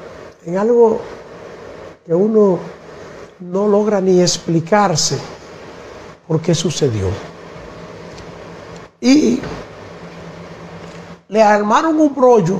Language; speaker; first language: Spanish; native; Spanish